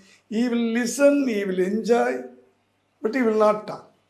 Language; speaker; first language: Telugu; non-native, learner; Tamil